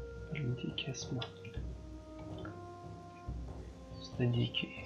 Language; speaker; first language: Russian; native; Russian